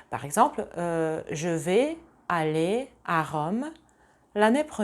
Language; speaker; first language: French; non-native, fluent; Russian